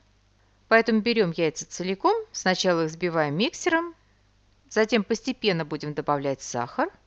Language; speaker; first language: Russian; native; Russian